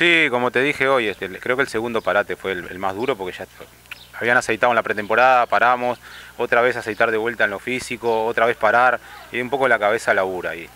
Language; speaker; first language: Spanish; native; Spanish